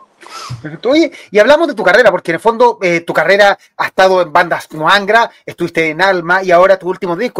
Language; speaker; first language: Spanish; native; Spanish